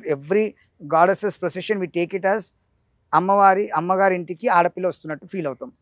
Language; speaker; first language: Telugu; non-native, local second language; Tamil